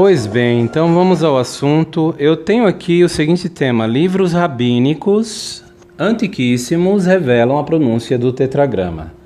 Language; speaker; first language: Portuguese; native; Portuguese